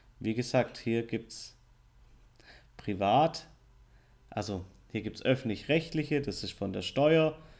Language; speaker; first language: German; native; German